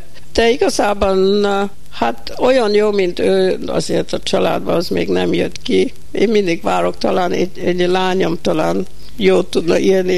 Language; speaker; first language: Hungarian; early bilingual, heritage; Hungarian